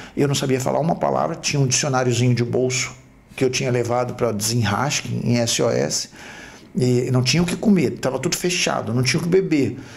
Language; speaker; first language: Portuguese; native; Portuguese